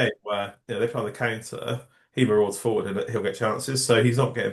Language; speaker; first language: English; native; English